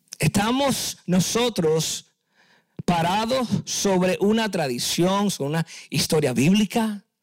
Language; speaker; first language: Spanish; early bilingual, heritage; Spanish